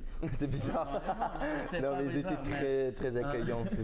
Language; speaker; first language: French; non-native, learner; Dutch